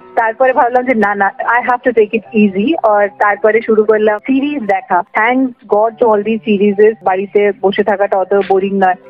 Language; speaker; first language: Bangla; native; Bangla